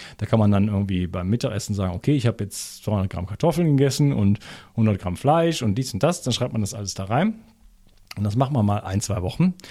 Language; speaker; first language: German; native; German